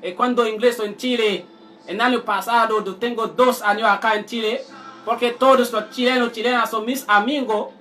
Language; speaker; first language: Spanish; non-native, learner; Haitian Creole